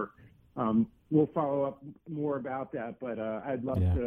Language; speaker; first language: English; native; English